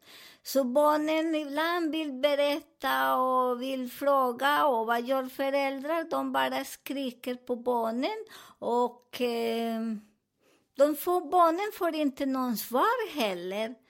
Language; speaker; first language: Swedish; non-native, learner; Spanish